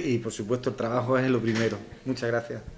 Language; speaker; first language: Spanish; native; Spanish